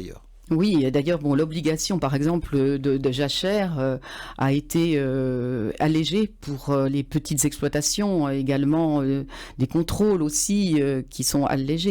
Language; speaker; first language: French; native; French